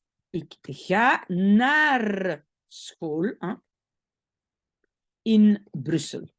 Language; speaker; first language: Dutch; non-native, fluent; French